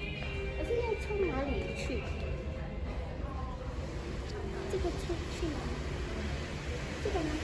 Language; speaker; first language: Chinese; non-native, learner; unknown